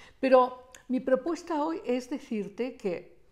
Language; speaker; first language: Spanish; native; Spanish